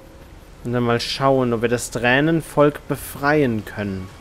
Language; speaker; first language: German; native; German